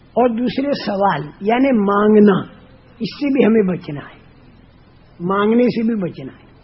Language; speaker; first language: Urdu; non-native, local second language; Gujarati